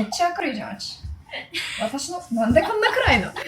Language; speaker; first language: Japanese; non-native, fluent; English